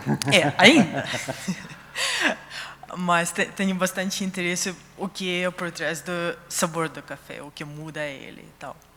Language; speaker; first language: Portuguese; non-native, fluent; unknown